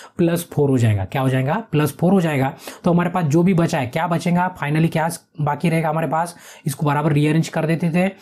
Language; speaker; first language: Hindi; non-native, local second language; Marathi